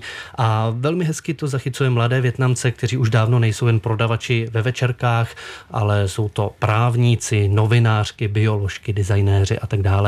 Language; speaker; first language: Czech; native; Czech